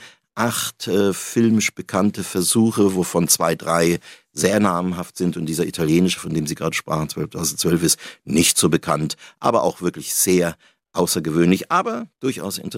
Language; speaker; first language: German; native; German